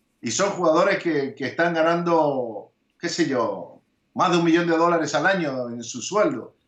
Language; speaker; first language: Spanish; early bilingual, heritage; Spanish